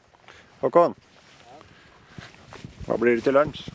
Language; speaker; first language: Norwegian; native; Norwegian